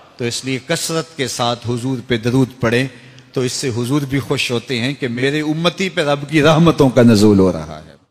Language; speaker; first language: Urdu; non-native, local second language; Punjabi